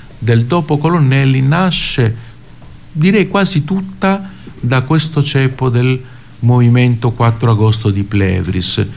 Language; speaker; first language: Italian; non-native, fluent; Greek